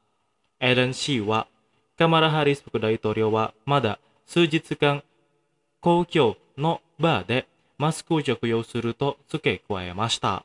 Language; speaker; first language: Japanese; non-native, fluent; Indonesian